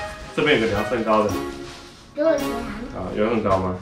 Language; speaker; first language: Chinese; native; Chinese